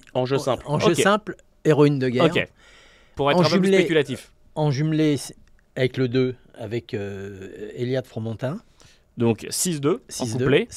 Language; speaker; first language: French; native; French